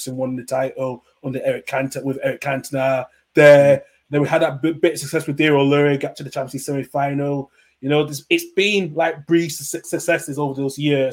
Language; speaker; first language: English; native; English